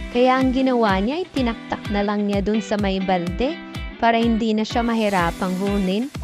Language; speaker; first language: Filipino; non-native, local second language; Waray